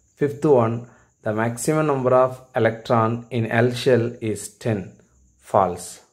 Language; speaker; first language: English; non-native, local second language; Tamil